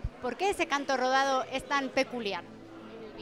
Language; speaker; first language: Spanish; native; Spanish